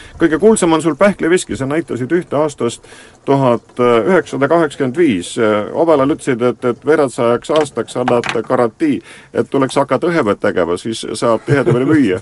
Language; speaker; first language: Estonian; native; Estonian